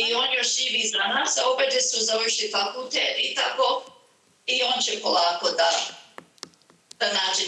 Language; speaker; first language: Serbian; early bilingual, heritage; Serbian